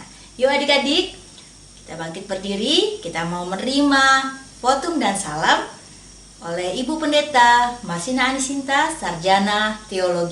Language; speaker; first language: Indonesian; native; Indonesian